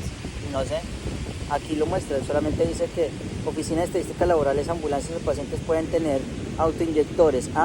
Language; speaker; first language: Spanish; native; Spanish